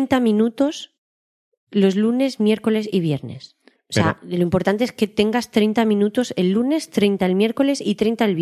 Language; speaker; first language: Spanish; native; Spanish